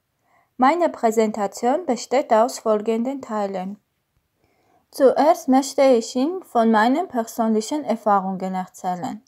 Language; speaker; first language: German; non-native, learner; Armenian